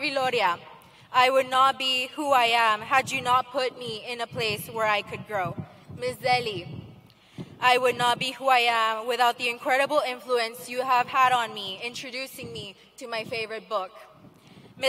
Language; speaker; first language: English; early bilingual, other home language; Spanish